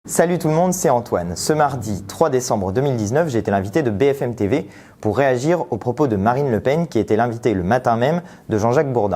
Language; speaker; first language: French; native; French